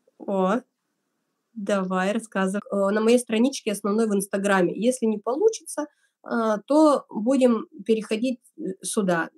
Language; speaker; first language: Russian; native; Russian